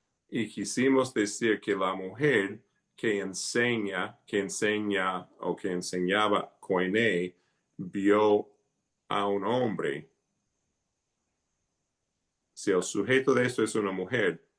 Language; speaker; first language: Spanish; early bilingual, heritage; Spanish